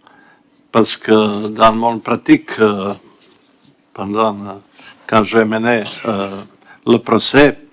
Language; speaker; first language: French; non-native, learner; Bosnian